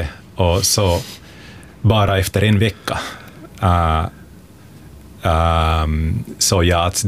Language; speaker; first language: Swedish; non-native, local second language; Finnish